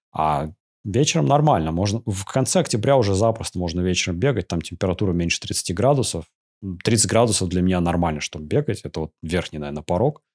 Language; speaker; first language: Russian; native; Russian